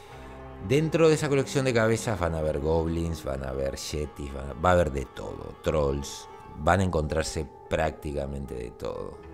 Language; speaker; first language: Spanish; native; Spanish